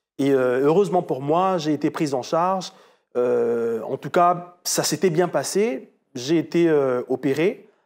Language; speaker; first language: French; non-native, local second language; Lingala